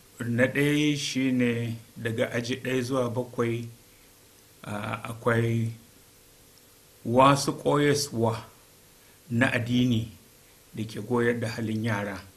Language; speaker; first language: Hausa; non-native, local second language; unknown